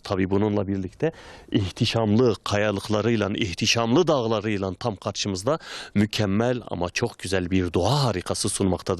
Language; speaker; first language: Turkish; native; Turkish